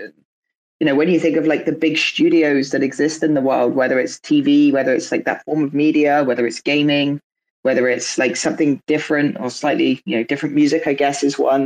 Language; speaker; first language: English; native; English